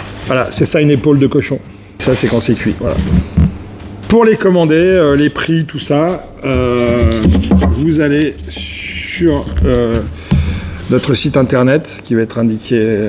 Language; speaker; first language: French; native; French